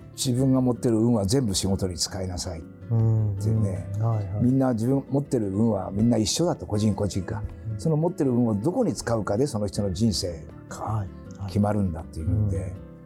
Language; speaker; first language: Japanese; native; Japanese